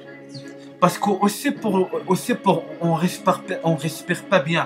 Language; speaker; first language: French; non-native, learner; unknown